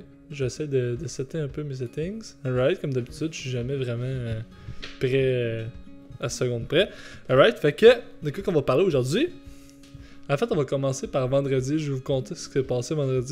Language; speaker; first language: French; native; French